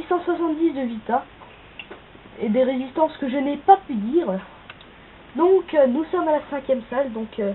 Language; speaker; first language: French; native; French